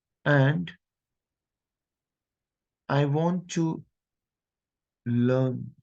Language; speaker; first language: English; non-native, local second language; Hindi